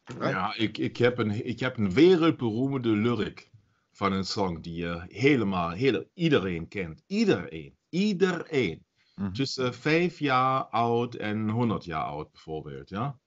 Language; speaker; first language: Dutch; non-native, learner; German